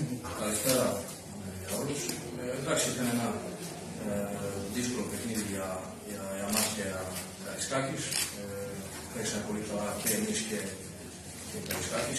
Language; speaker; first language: Greek; non-native, learner; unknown